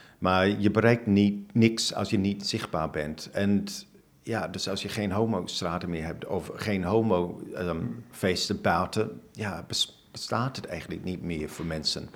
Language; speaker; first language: Dutch; non-native, fluent; English